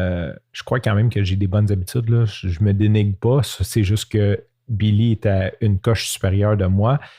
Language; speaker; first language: French; native; French